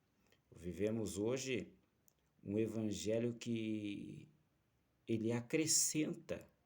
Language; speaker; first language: Portuguese; native; Portuguese